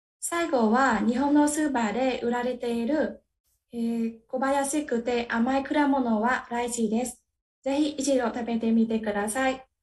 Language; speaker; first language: Japanese; non-native, learner; Vietnamese